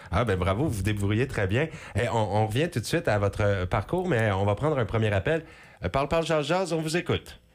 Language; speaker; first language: French; native; French